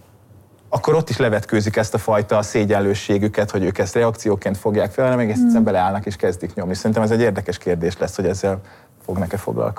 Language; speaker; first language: Hungarian; native; Hungarian